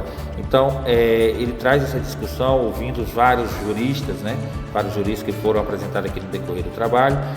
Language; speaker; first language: Portuguese; native; Portuguese